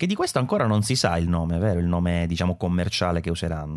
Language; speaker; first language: Italian; native; Italian